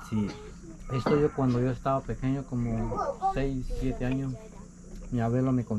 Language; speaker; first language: Spanish; non-native, local second language; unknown